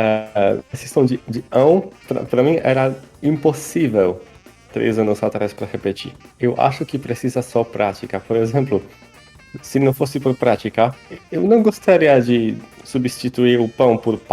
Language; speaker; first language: Portuguese; non-native, fluent; Polish